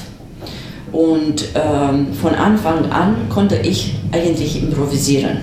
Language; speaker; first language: German; non-native, fluent; Romanian